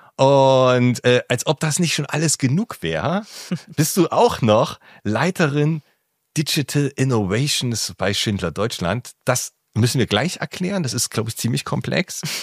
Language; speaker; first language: German; native; German